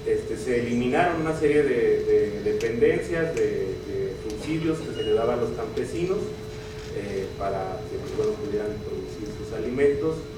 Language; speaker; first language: Spanish; native; Spanish